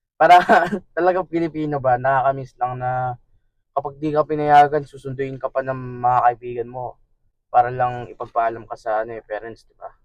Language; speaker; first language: Filipino; native; Filipino